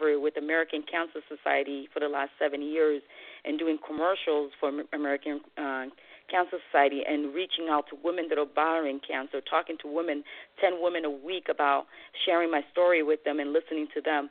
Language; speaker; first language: English; non-native, fluent; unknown